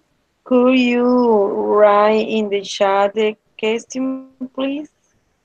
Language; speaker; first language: English; non-native, learner; Spanish